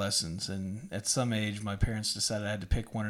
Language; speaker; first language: English; native; English